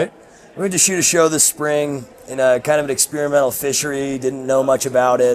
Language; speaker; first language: English; native; English